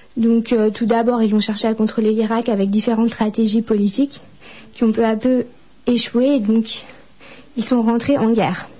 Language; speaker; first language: French; native; French